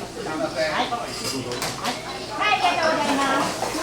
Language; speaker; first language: Japanese; native; Japanese